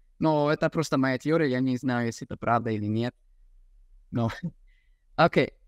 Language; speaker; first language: Russian; non-native, fluent; English